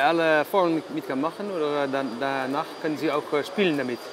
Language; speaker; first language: German; non-native, learner; Dutch